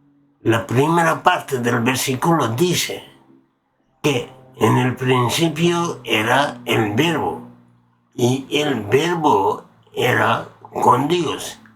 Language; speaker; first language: Spanish; non-native, learner; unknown